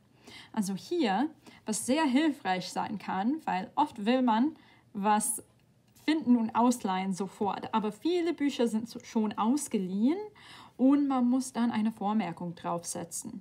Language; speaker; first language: German; non-native, fluent; English